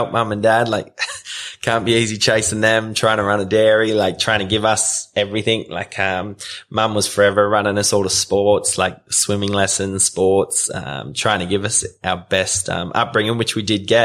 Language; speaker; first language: English; native; English